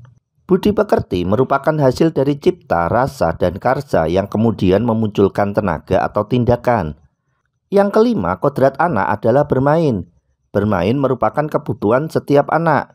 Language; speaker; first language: Indonesian; non-native, local second language; Javanese